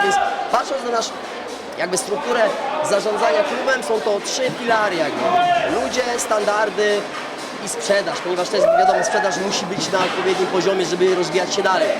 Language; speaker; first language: Polish; native; Polish